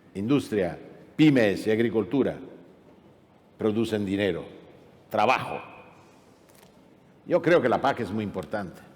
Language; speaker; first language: Spanish; non-native, fluent; Italian